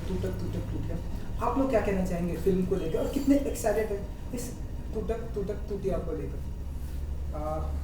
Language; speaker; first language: Hindi; native; Hindi